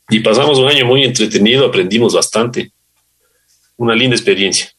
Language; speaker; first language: Spanish; native; Spanish